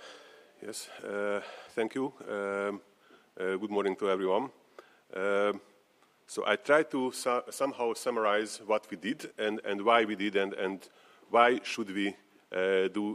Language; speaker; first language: English; non-native, fluent; Hungarian